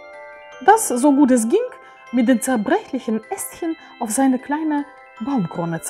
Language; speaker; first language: German; native; German